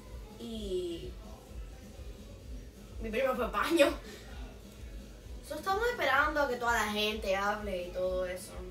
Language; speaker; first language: Spanish; early bilingual, heritage; Spanish